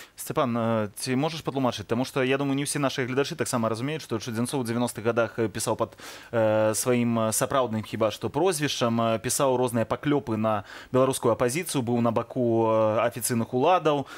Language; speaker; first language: Belarusian; native; Belarusian